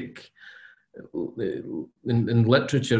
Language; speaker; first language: English; native; English